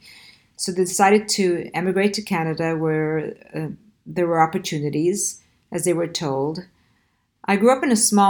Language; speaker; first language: English; early bilingual, other home language; Italian